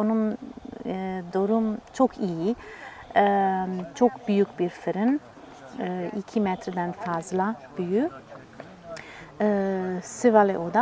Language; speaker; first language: Turkish; non-native, learner; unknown